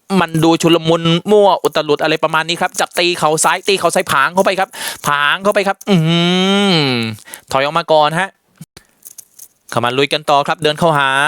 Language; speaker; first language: Thai; native; Thai